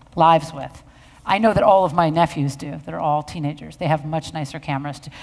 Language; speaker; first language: English; native; English